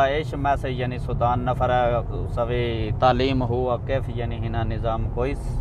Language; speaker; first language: Arabic; non-native, learner; Punjabi